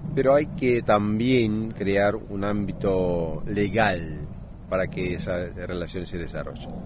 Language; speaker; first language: Spanish; native; Spanish